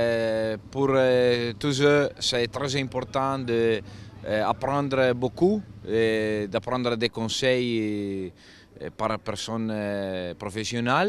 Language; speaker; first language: French; non-native, fluent; Italian